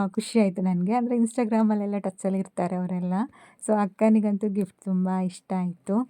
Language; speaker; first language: Kannada; native; Kannada